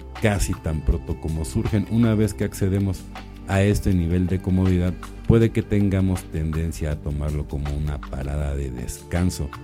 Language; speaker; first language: Spanish; native; Spanish